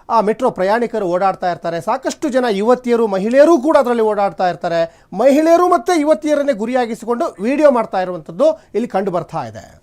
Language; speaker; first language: Kannada; native; Kannada